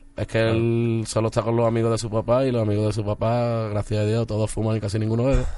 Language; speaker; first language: Spanish; native; Spanish